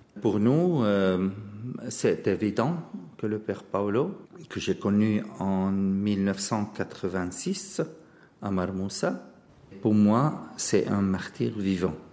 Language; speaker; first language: French; non-native, fluent; Arabic